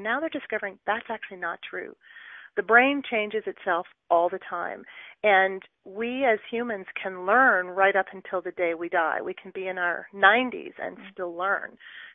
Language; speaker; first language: English; native; English